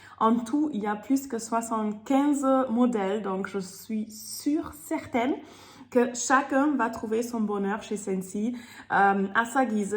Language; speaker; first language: French; non-native, fluent; German